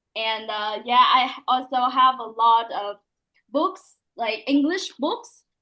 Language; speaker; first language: English; non-native, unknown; Vietnamese